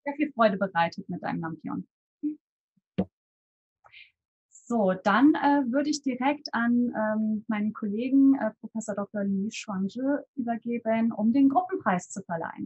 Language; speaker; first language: German; native; German